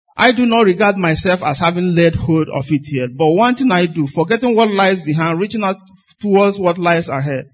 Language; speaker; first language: English; non-native, local second language; Igbo